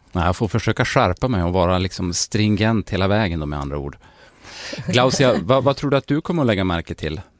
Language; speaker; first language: Swedish; native; Swedish